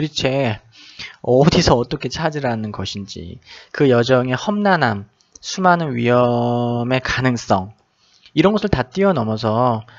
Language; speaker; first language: Korean; native; Korean